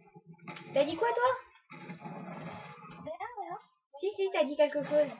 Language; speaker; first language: French; native; French